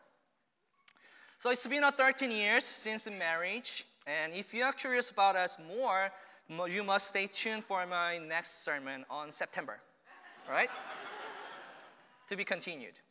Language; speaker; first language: English; non-native, fluent; Korean